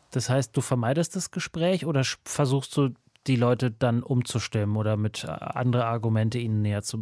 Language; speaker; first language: German; native; German